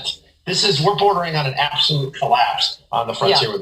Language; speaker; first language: English; native; English